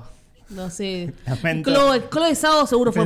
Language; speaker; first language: Spanish; native; Spanish